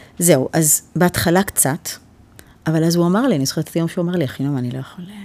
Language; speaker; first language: Hebrew; early bilingual, heritage; Hebrew